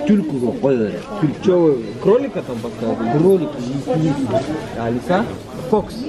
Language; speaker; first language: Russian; non-native, local second language; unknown